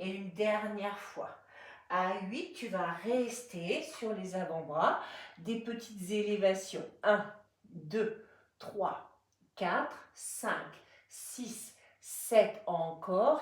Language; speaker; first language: French; native; French